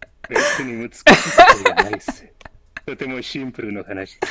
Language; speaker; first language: Japanese; non-native, learner; English